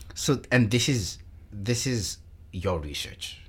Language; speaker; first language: English; non-native, local second language; Yoruba